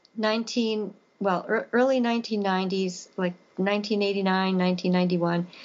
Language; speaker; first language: English; native; English